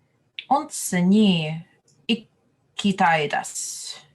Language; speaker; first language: Japanese; non-native, learner; English